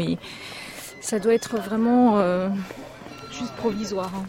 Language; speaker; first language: French; native; French